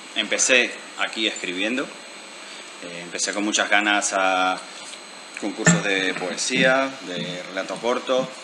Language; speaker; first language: Spanish; native; Spanish